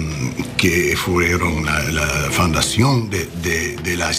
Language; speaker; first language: Spanish; non-native, learner; English